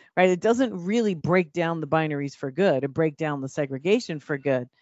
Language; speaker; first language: English; native; English